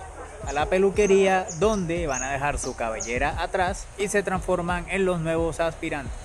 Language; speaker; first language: Spanish; native; Spanish